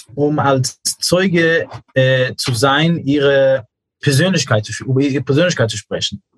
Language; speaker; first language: German; non-native, fluent; English